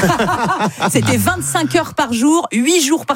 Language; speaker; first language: French; native; French